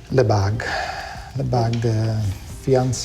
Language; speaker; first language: French; non-native, fluent; Dutch